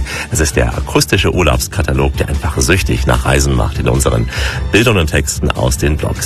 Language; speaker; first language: German; native; German